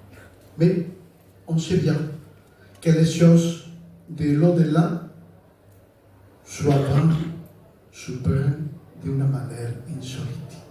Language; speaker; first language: French; non-native, fluent; Spanish